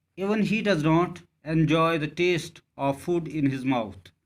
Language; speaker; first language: English; non-native, local second language; Urdu